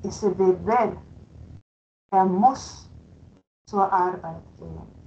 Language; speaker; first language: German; non-native, fluent; Spanish